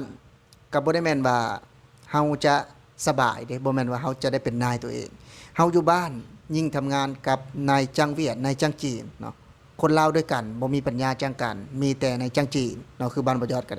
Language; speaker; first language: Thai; non-native, local second language; Lao